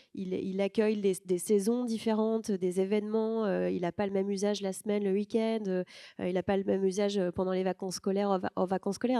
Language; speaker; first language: French; native; French